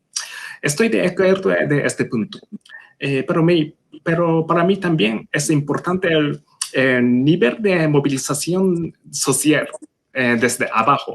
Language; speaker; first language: Spanish; non-native, learner; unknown